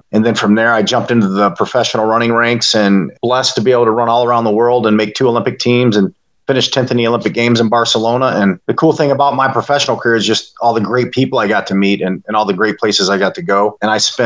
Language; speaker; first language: English; native; English